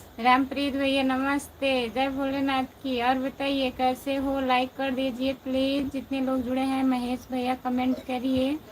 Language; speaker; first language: Hindi; native; Hindi